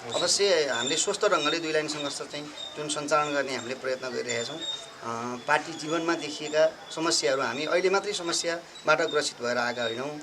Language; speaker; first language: Nepali; native; Nepali